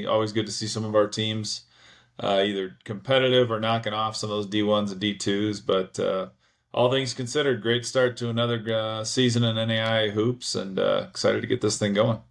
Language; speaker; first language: English; native; English